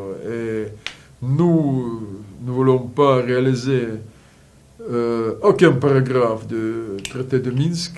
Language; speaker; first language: French; non-native, fluent; Russian